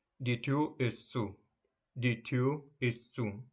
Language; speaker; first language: German; non-native, fluent; Ukrainian